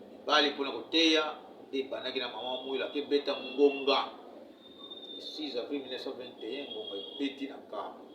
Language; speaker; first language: Lingala; non-native, local second language; Kongo